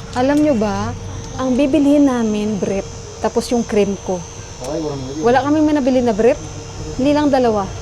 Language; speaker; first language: Filipino; native; Filipino